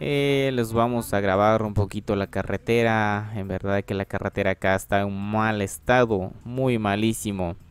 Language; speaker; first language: Spanish; native; Spanish